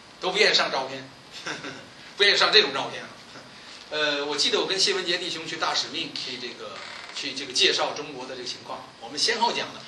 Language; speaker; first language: Chinese; native; Chinese